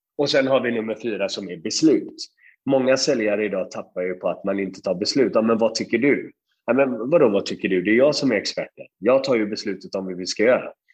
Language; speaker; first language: Swedish; early bilingual, other home language; Persian